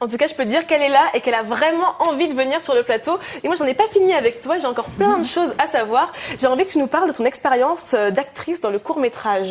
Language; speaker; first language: French; native; French